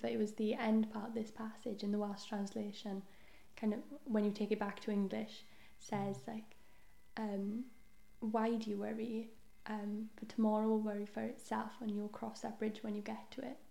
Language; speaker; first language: English; non-native, local second language; Welsh